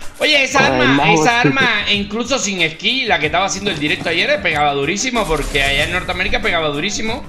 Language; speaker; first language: Spanish; native; Spanish